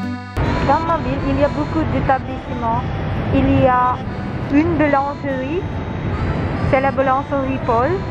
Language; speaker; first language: French; non-native, learner; Filipino